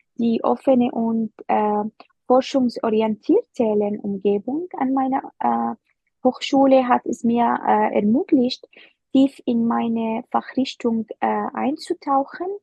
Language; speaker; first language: German; non-native, fluent; Arabic